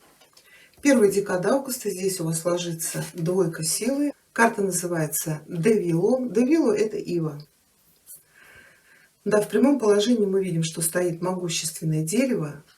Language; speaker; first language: Russian; native; Russian